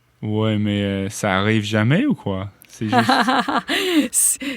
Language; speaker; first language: French; non-native, learner; English